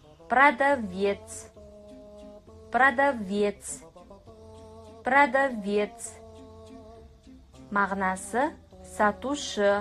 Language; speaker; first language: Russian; non-native, fluent; Kazakh